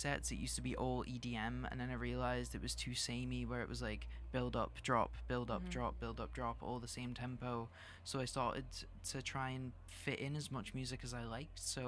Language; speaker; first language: English; native; English